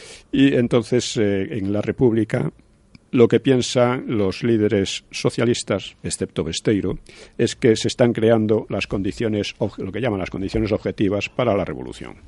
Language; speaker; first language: Spanish; native; Spanish